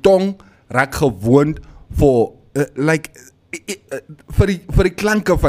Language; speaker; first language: English; non-native, local second language; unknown